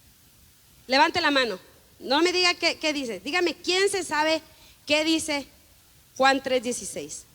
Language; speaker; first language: Spanish; native; Spanish